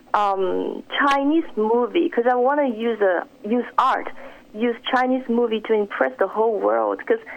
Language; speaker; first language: English; non-native, fluent; Chinese